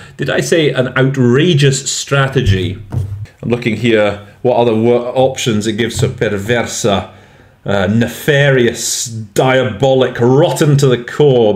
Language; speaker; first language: English; native; English